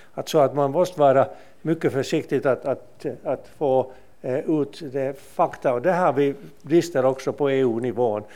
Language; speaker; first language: Swedish; non-native, local second language; Finnish